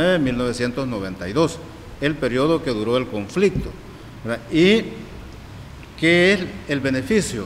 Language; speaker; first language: Spanish; native; Spanish